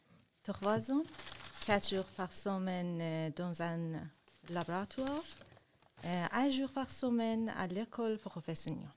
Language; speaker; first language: French; non-native, learner; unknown